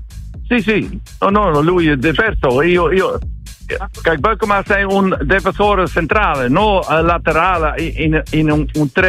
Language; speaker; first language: Italian; non-native, learner; Dutch